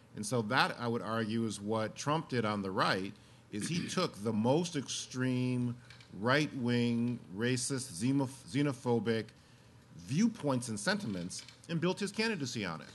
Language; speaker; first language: English; native; English